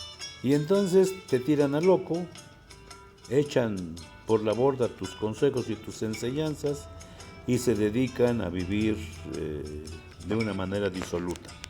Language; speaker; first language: Spanish; native; Spanish